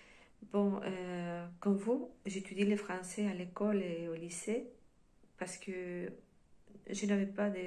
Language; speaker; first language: French; non-native, fluent; Spanish